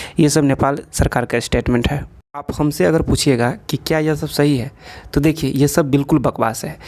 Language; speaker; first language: Hindi; native; Hindi